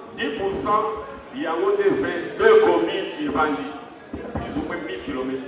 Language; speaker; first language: Lingala; non-native, local second language; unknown